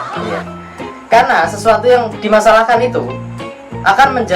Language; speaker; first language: Indonesian; non-native, local second language; Javanese